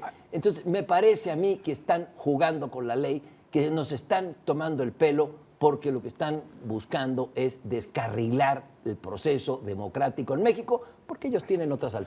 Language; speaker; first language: Spanish; native; Spanish